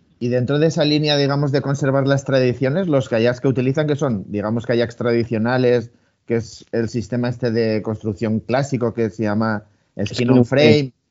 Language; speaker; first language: Spanish; native; Spanish